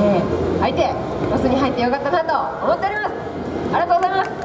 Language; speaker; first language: Japanese; native; Japanese